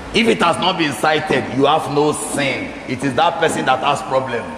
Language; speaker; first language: English; non-native, local second language; Yoruba